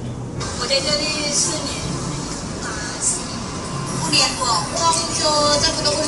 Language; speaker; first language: Chinese; non-native, learner; Indonesian